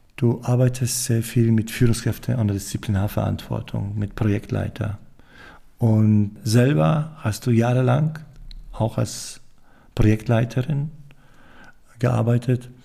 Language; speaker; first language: German; non-native, fluent; Polish